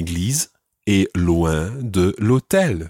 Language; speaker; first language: French; non-native, fluent; English